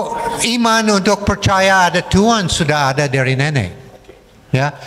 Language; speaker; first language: Indonesian; non-native, fluent; English